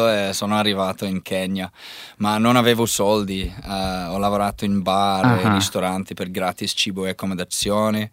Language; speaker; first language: Italian; non-native, learner; English